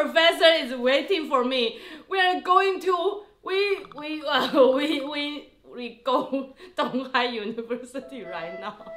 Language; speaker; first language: English; non-native, learner; Chinese